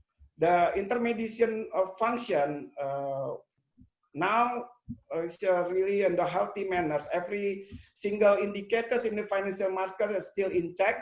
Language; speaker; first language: English; non-native, fluent; Indonesian